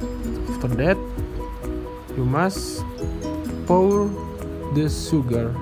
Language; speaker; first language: English; non-native, learner; Indonesian